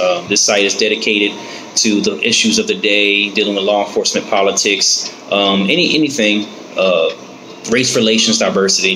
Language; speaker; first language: English; native; English